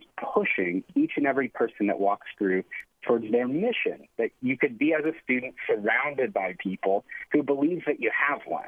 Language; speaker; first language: English; native; English